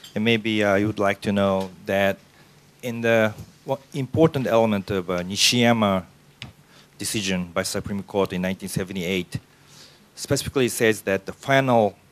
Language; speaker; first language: English; non-native, fluent; Japanese